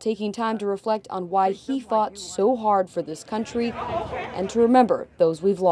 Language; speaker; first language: English; native; English